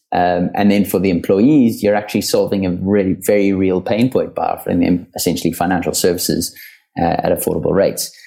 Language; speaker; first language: English; native; English